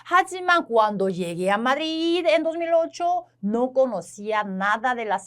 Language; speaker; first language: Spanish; non-native, fluent; Korean